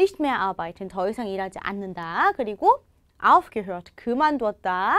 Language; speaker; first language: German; non-native, fluent; Korean